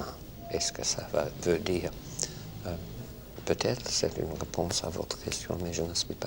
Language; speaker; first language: French; non-native, fluent; English